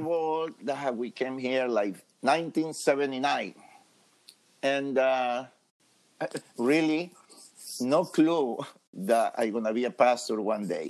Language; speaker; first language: English; non-native, fluent; Spanish